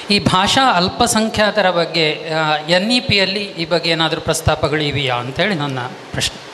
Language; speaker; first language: Kannada; non-native, local second language; Marathi